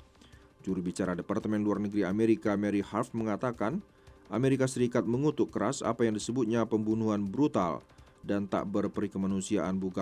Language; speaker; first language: Indonesian; native; Indonesian